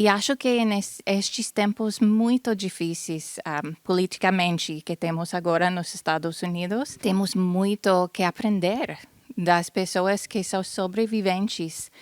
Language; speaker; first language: Portuguese; non-native, fluent; English